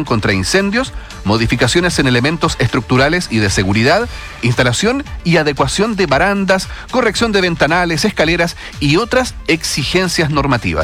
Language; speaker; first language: Spanish; native; Spanish